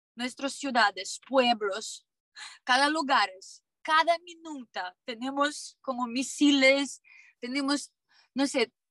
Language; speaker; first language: Spanish; non-native, learner; Ukrainian